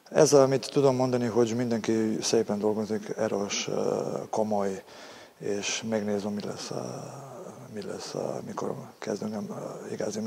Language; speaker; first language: Hungarian; non-native, fluent; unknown